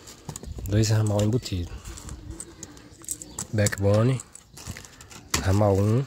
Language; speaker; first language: Portuguese; native; Portuguese